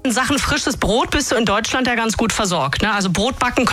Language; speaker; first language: German; native; German